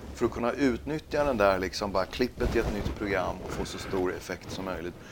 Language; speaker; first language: Swedish; native; Swedish